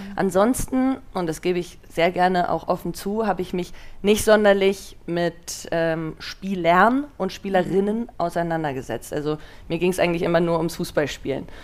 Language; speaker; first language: German; native; German